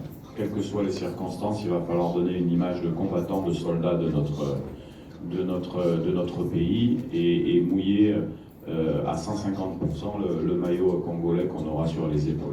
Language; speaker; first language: French; native; French